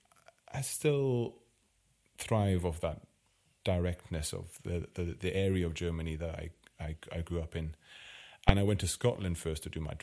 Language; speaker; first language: English; non-native, fluent; German